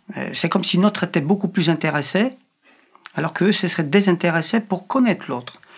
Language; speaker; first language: French; non-native, fluent; Polish